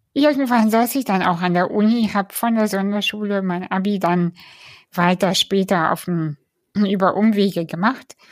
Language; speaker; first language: German; early bilingual, other home language; Russian